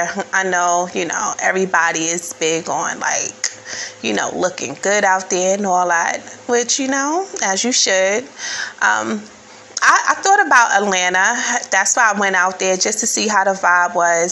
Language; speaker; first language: English; native; English